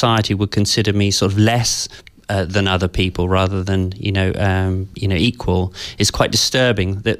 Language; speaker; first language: English; native; English